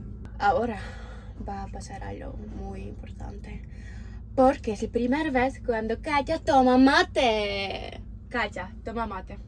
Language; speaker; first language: Spanish; non-native, learner; Ukrainian